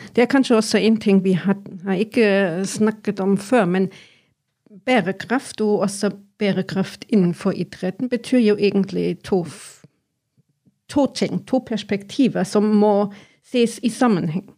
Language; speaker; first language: Norwegian; non-native, fluent; German